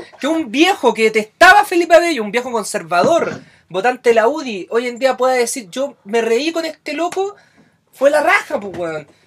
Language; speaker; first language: Spanish; native; Spanish